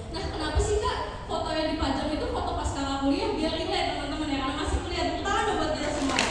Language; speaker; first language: Indonesian; native; Indonesian